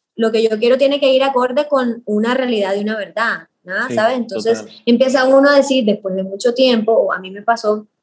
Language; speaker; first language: Spanish; native; Spanish